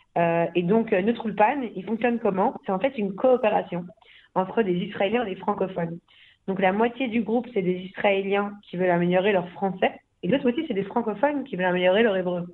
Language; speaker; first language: French; native; French